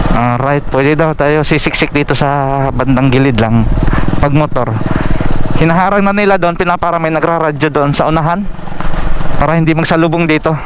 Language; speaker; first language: Filipino; native; Filipino